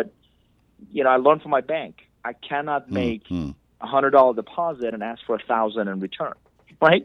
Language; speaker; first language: English; non-native, fluent; Persian